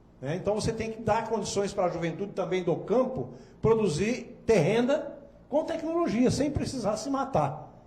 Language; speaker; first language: Portuguese; native; Portuguese